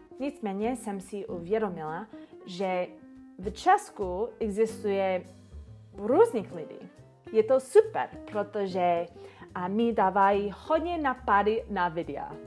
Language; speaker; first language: Czech; non-native, learner; English